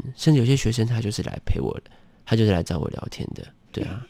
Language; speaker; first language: Chinese; native; Chinese